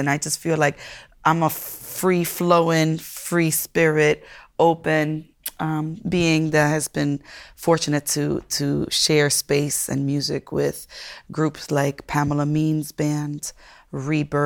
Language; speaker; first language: English; early bilingual, other home language; Spanish